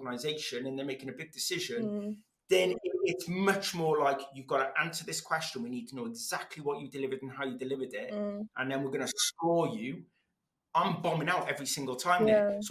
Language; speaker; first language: English; non-native, local second language; Welsh